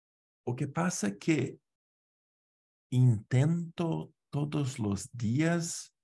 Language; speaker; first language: Spanish; non-native, fluent; Portuguese